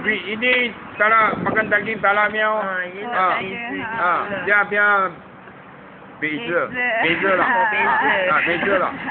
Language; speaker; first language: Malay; non-native, local second language; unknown